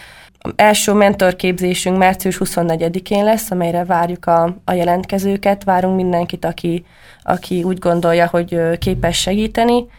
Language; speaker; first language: Hungarian; native; Hungarian